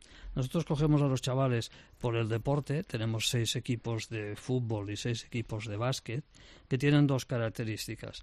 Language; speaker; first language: Spanish; non-native, local second language; Catalan